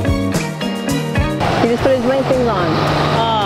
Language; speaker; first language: English; early bilingual, other home language; Spanish